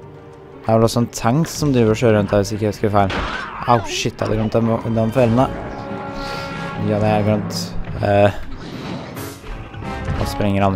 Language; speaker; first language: Norwegian; native; Norwegian